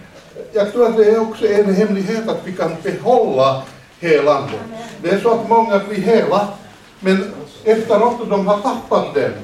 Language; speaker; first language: Swedish; non-native, fluent; Finnish